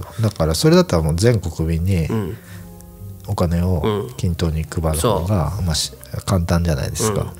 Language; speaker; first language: Japanese; native; Japanese